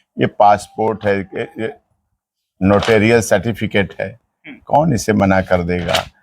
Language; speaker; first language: Hindi; native; Hindi